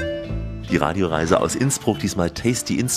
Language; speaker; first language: German; native; German